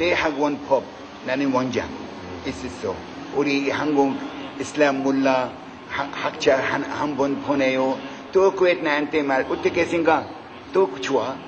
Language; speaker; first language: Korean; non-native, learner; Arabic